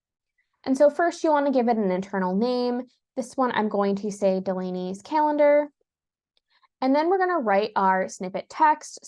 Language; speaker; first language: English; native; English